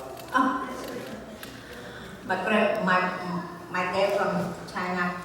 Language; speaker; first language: English; non-native, learner; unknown